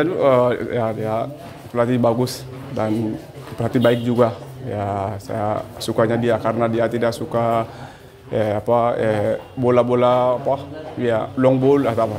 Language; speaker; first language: Indonesian; non-native, learner; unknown